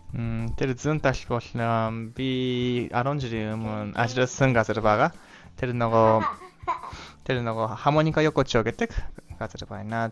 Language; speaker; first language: Mongolian; non-native, learner; Japanese